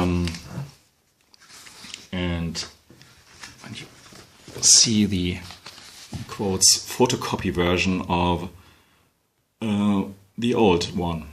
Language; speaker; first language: English; non-native, fluent; German